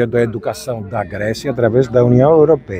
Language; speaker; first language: Portuguese; non-native, fluent; Greek